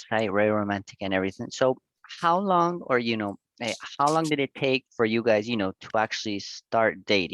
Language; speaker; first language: English; non-native, fluent; Spanish